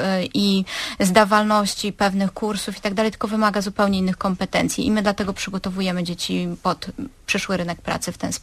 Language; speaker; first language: Polish; native; Polish